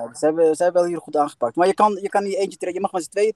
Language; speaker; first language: Dutch; early bilingual, other home language; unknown